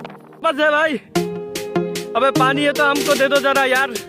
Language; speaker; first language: Hindi; non-native, local second language; Bangla